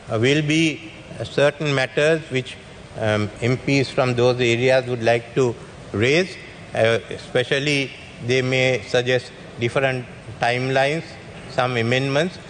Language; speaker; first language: English; non-native, local second language; Sinhala